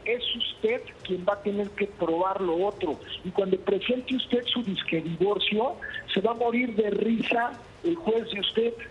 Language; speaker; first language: Spanish; native; Spanish